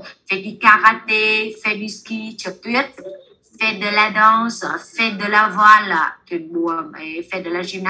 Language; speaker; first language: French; non-native, fluent; Vietnamese